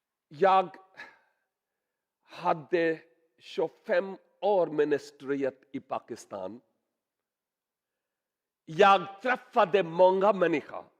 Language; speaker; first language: Swedish; non-native, learner; Urdu